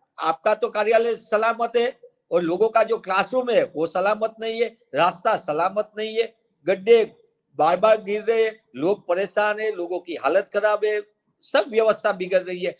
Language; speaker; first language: Hindi; non-native, local second language; Gujarati